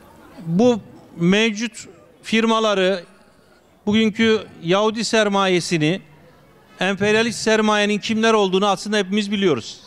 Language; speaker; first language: Turkish; native; Turkish